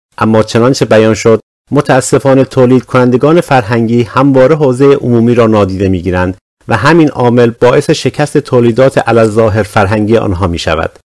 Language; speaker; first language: Persian; non-native, local second language; Azerbaijani